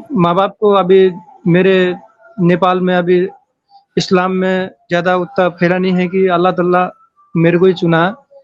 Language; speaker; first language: Urdu; non-native, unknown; Nepali